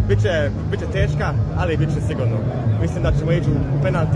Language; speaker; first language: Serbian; early bilingual, heritage; Croatian